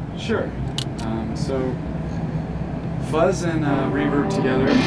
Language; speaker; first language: English; native; English